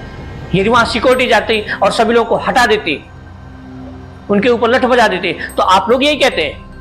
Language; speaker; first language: Hindi; native; Hindi